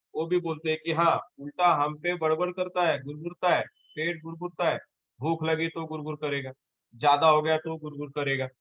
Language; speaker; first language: Hindi; non-native, local second language; Marathi